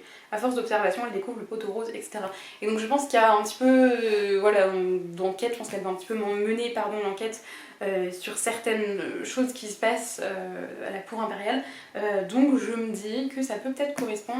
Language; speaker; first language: French; native; French